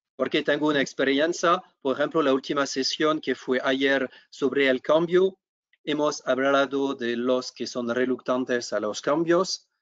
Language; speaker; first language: Spanish; non-native, fluent; French